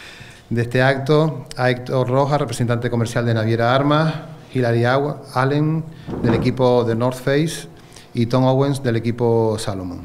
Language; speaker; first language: Spanish; native; Spanish